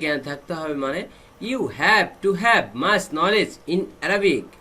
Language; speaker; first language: English; non-native, fluent; Bangla